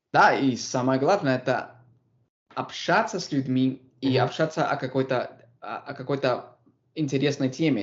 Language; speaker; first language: Russian; non-native, fluent; English